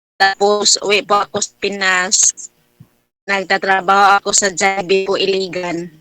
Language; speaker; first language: Filipino; non-native, local second language; Cebuano